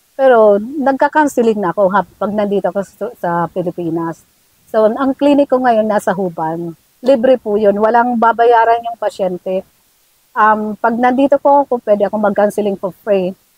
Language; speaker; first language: Filipino; non-native, local second language; Bikol